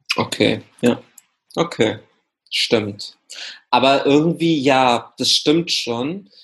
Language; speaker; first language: German; early bilingual, other home language; Arabic